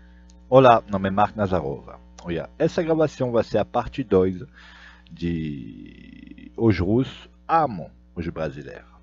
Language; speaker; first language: Portuguese; non-native, fluent; Russian